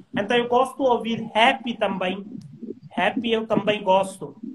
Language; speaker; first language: Portuguese; non-native, learner; Hindi